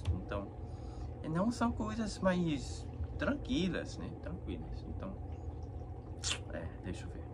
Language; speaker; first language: Portuguese; non-native, fluent; Korean